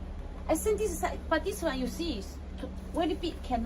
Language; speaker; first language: English; non-native, learner; Cantonese